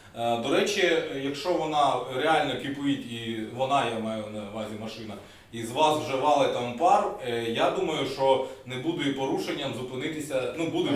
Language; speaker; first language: Ukrainian; non-native, local second language; Russian